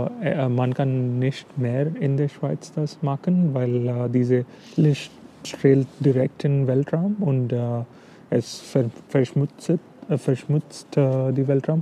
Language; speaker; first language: German; non-native, fluent; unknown